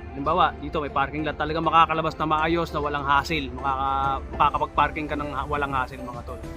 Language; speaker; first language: Filipino; native; Filipino